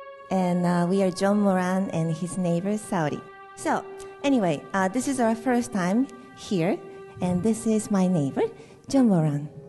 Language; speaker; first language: English; non-native, fluent; Japanese